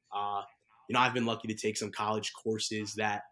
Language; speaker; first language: English; native; English